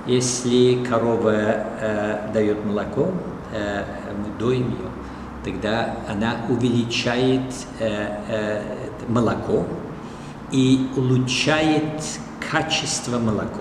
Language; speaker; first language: Russian; non-native, fluent; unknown